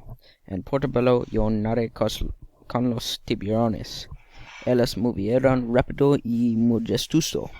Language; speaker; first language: Spanish; non-native, learner; English